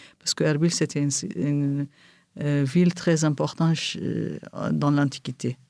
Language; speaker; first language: French; non-native, fluent; Kurdish